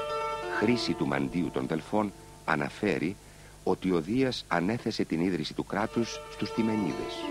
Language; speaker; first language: Greek; native; Greek